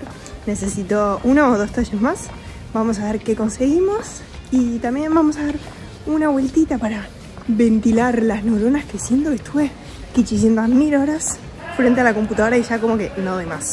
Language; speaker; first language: Spanish; native; Spanish